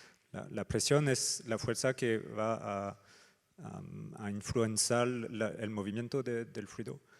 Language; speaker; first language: Spanish; non-native, fluent; French